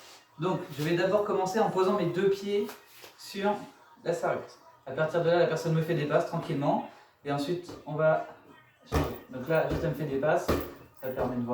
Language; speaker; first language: French; native; French